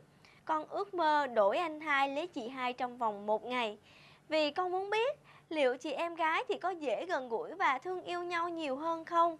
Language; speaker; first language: Vietnamese; native; Vietnamese